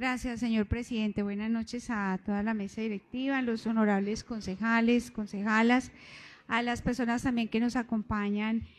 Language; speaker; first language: Spanish; native; Spanish